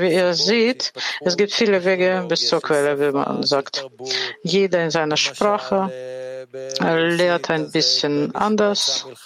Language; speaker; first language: German; non-native, fluent; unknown